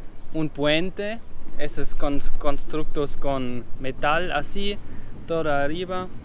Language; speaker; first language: Spanish; non-native, fluent; German